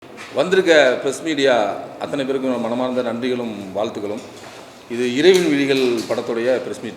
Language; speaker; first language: Tamil; native; Tamil